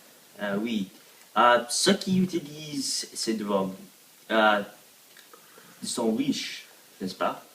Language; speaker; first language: French; non-native, learner; English